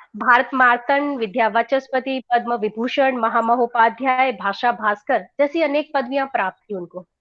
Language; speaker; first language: Hindi; non-native, local second language; Gujarati